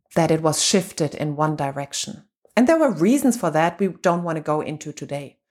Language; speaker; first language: English; non-native, fluent; German